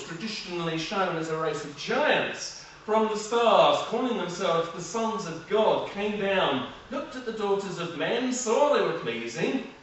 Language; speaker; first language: English; native; English